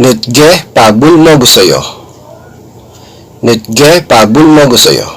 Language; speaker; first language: Korean; non-native, learner; Filipino